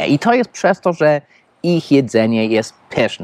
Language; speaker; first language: Polish; non-native, fluent; English